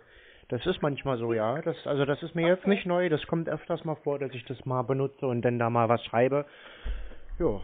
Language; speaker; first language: German; native; German